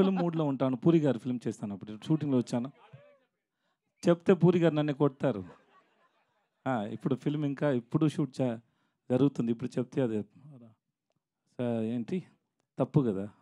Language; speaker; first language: Telugu; non-native, learner; Tamil